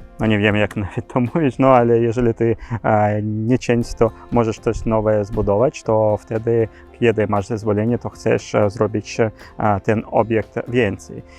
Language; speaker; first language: Polish; non-native, learner; Ukrainian